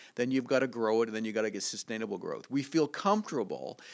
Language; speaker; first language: English; native; English